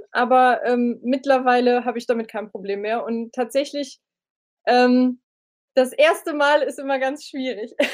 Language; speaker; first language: German; early bilingual, other home language; Romanian